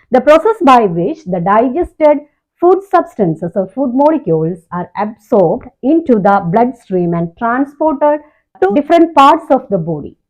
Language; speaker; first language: English; non-native, local second language; Malayalam